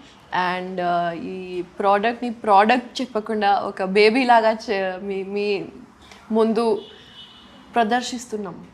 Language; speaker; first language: Telugu; non-native, local second language; Urdu